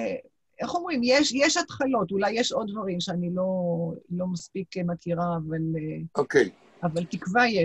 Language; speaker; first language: Hebrew; non-native, local second language; Yiddish